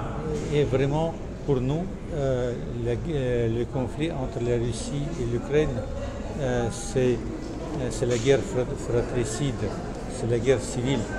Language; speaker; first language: French; non-native, fluent; Russian